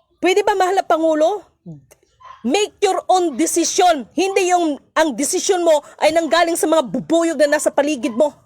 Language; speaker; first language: Filipino; non-native, local second language; Cebuano